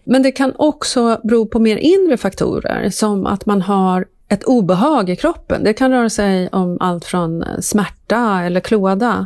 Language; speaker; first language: Swedish; native; Swedish